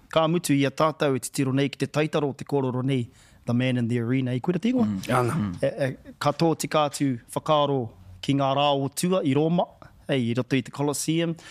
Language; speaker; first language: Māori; non-native, local second language; English